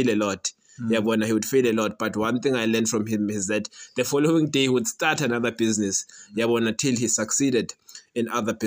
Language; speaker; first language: English; non-native, local second language; Swati